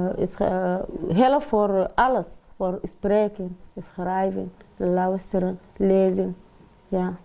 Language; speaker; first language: Dutch; non-native, learner; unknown